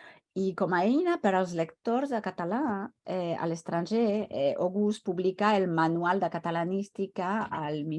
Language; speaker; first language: Catalan; non-native, fluent; French